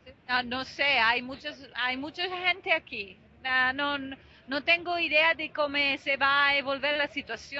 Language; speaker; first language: Spanish; non-native, fluent; Italian